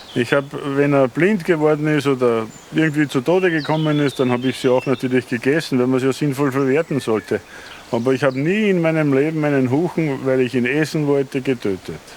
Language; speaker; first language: German; native; German